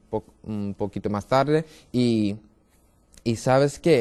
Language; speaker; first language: Spanish; non-native, learner; English